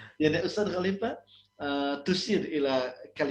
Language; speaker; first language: Arabic; non-native, fluent; Indonesian